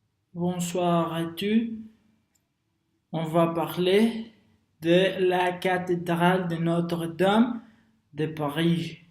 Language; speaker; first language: French; non-native, learner; Spanish